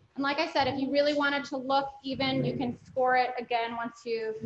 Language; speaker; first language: English; native; English